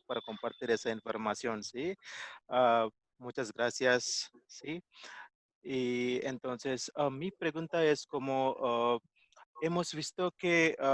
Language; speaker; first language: Spanish; non-native, learner; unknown